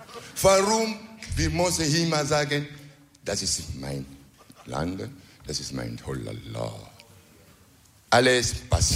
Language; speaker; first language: German; non-native, learner; French